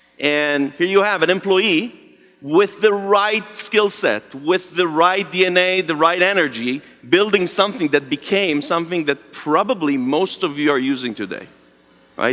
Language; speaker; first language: English; non-native, fluent; Hebrew